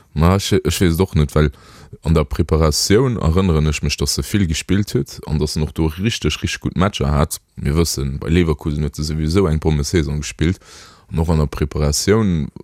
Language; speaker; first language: Luxembourgish; native; Luxembourgish